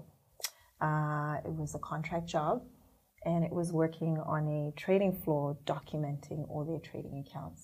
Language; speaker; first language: English; non-native, local second language; Shona